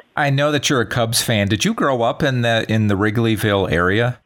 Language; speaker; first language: English; native; English